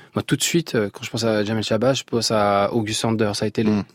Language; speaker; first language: French; non-native, local second language; Arabic